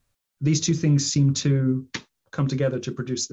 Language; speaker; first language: English; native; English